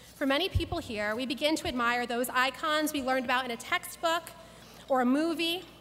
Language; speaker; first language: English; native; English